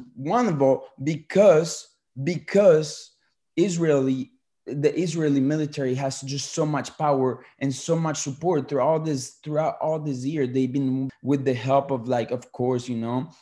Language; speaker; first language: English; early bilingual, other home language; Spanish